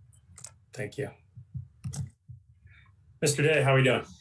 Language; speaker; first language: English; native; English